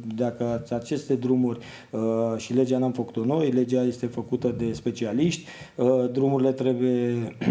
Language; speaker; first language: Romanian; native; Romanian